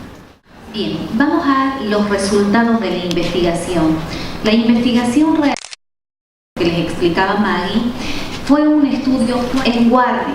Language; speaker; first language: Spanish; native; Spanish